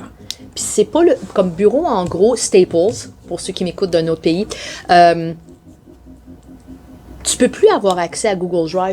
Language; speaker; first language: French; native; French